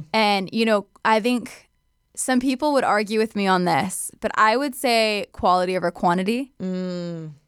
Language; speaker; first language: English; native; English